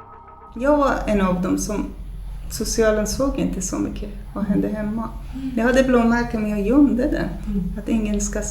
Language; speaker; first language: Swedish; non-native, fluent; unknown